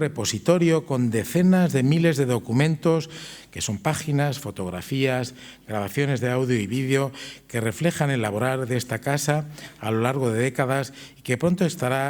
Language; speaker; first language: Spanish; native; Spanish